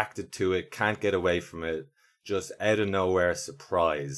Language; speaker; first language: English; native; English